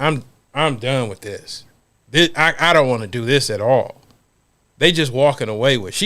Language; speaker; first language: English; native; English